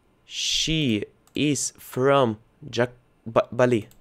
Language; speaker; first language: English; non-native, learner; Russian